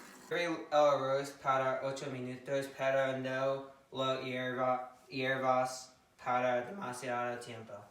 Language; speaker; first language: Spanish; non-native, learner; English